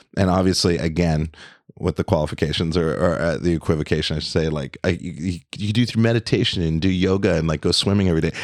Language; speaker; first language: English; early bilingual, other home language; French